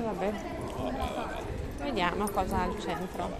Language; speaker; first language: Italian; non-native, learner; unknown